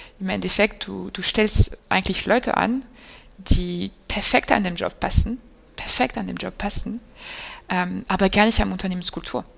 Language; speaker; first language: German; non-native, fluent; French